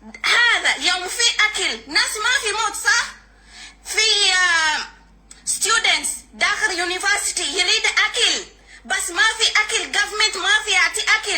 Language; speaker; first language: Arabic; non-native, learner; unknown